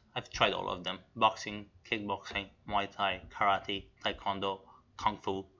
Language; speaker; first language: English; non-native, fluent; Romanian